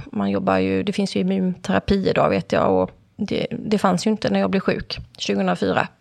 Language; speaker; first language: Swedish; native; Swedish